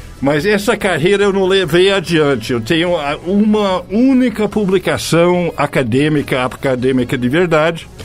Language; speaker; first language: Portuguese; non-native, fluent; English